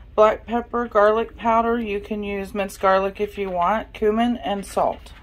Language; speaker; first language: English; native; English